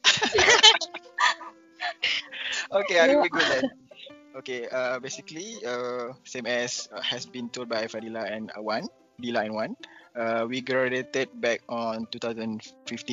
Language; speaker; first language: English; non-native, local second language; Malay